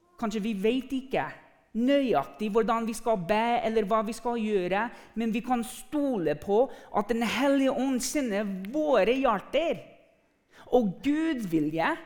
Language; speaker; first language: Norwegian; non-native, fluent; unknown